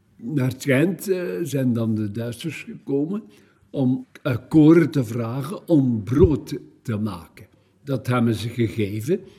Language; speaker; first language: Dutch; native; Dutch